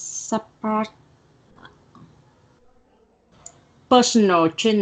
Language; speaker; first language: English; non-native, learner; Vietnamese